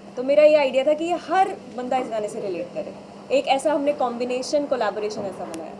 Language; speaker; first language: Hindi; non-native, local second language; Punjabi